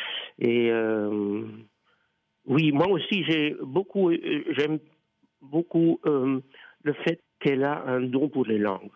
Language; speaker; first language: French; non-native, fluent; Dutch